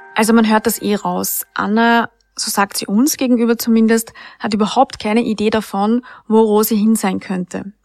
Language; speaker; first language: German; native; German